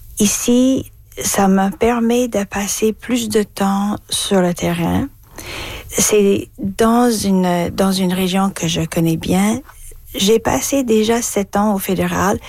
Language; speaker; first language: French; non-native, fluent; English